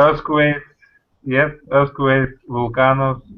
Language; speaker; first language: English; non-native, learner; Russian